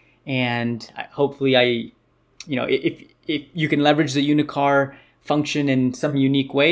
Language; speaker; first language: English; native; English